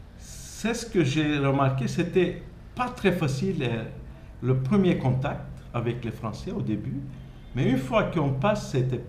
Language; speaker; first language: French; non-native, fluent; Turkish